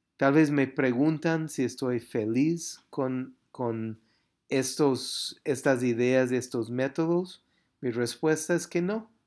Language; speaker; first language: Spanish; non-native, fluent; English